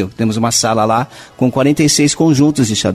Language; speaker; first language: Portuguese; native; Portuguese